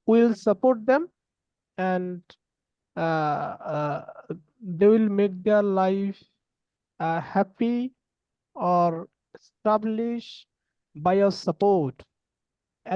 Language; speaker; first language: English; non-native, learner; Bangla